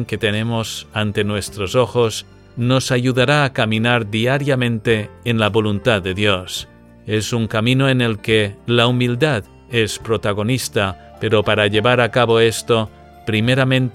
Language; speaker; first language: Spanish; native; Spanish